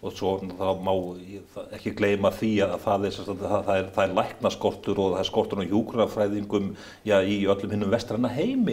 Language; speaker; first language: Icelandic; native; Icelandic